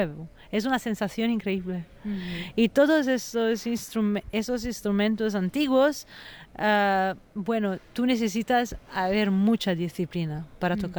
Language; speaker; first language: Spanish; non-native, fluent; Italian